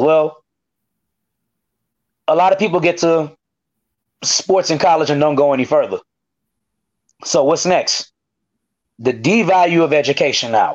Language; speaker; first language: English; native; English